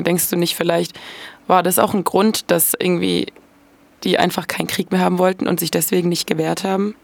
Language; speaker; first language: German; native; German